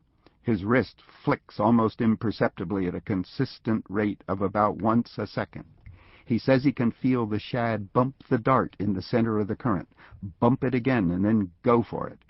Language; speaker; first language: English; native; English